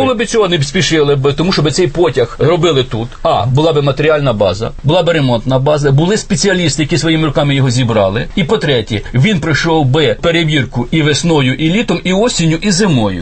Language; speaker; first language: Ukrainian; native; Ukrainian